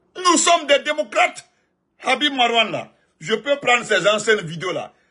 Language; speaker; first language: French; non-native, local second language; Fula